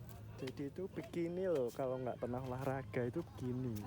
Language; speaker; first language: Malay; non-native, local second language; Javanese